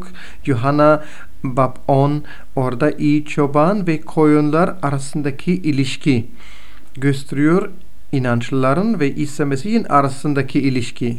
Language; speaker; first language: Turkish; non-native, fluent; Bulgarian